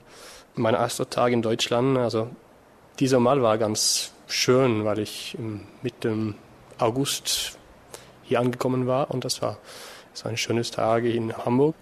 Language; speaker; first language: German; non-native, fluent; Norwegian